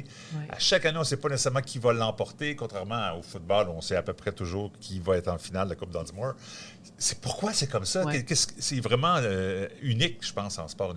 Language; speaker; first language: French; native; French